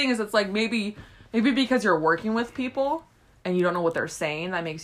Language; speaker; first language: English; native; English